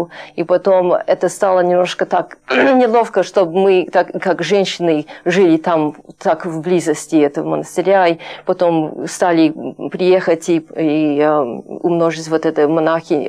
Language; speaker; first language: Russian; non-native, fluent; English